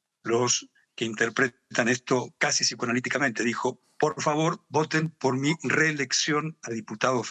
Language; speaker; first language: Spanish; native; Spanish